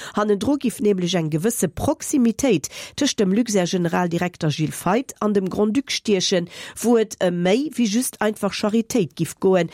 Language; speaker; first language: Luxembourgish; native; Luxembourgish